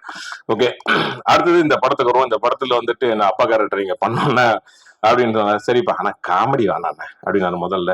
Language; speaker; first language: Tamil; native; Tamil